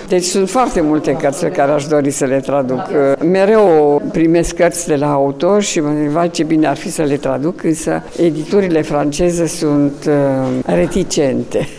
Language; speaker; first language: Romanian; non-native, fluent; French